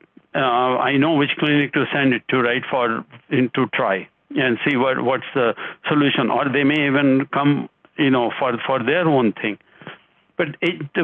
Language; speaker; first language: English; non-native, local second language; Hindi